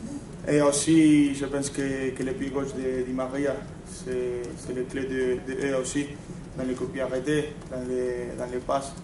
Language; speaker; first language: French; non-native, fluent; Spanish